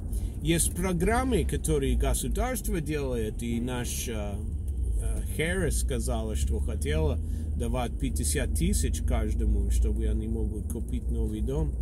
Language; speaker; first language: Russian; non-native, learner; English